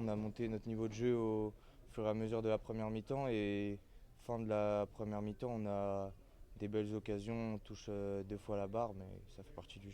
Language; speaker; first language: French; native; French